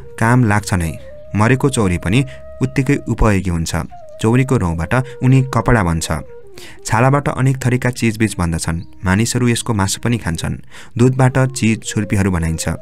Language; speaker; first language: Nepali; native; Nepali